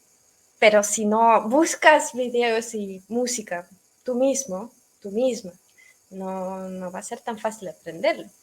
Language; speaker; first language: Spanish; non-native, fluent; Russian